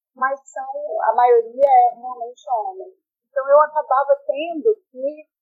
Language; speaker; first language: Portuguese; native; Portuguese